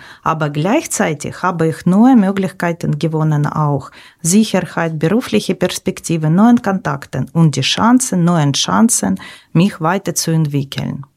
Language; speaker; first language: German; non-native, learner; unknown